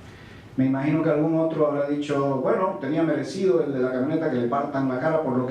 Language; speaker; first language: Spanish; native; Spanish